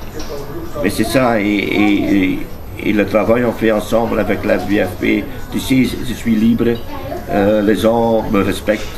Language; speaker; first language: French; non-native, learner; Dutch